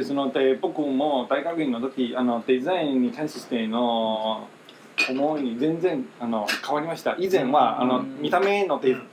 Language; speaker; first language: Japanese; non-native, fluent; Chinese